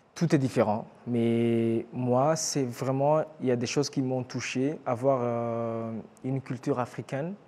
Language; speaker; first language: French; non-native, local second language; Kinyarwanda